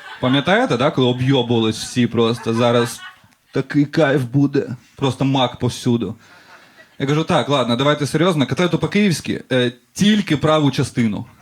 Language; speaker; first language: Ukrainian; non-native, local second language; Russian